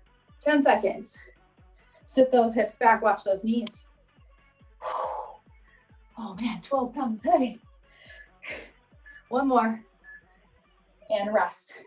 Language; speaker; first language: English; native; English